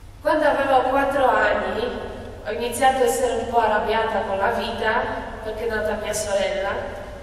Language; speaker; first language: Italian; non-native, fluent; Polish